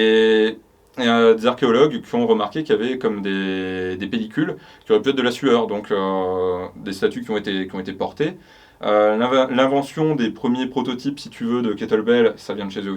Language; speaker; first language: French; native; French